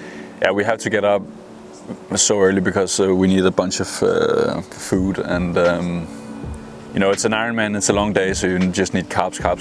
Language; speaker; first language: English; non-native, fluent; Danish